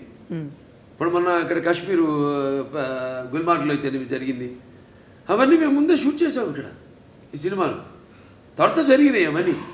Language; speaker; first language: Telugu; native; Telugu